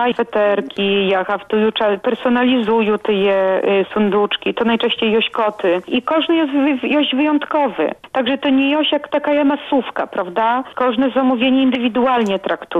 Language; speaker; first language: Polish; non-native, local second language; Belarusian